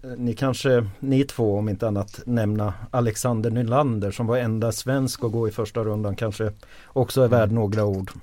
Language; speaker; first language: Swedish; early bilingual, other home language; Finnish